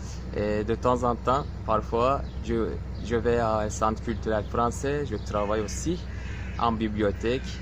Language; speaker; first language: French; non-native, learner; Turkish